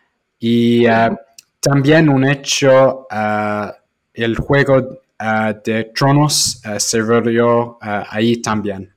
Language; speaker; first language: Spanish; non-native, fluent; English